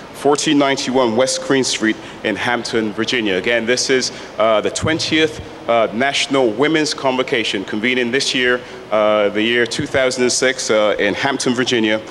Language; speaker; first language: English; native; English